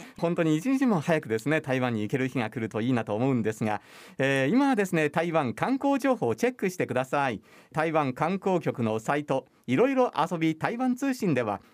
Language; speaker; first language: Japanese; native; Japanese